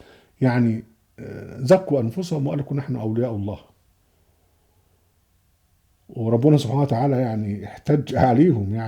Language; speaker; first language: Arabic; native; Arabic